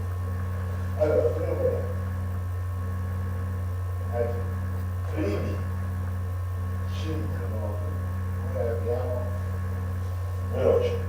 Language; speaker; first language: Italian; non-native, learner; Russian